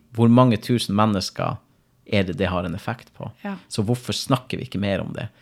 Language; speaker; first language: Norwegian; native; Norwegian